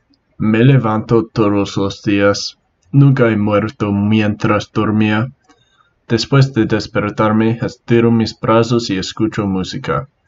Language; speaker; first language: Spanish; non-native, learner; English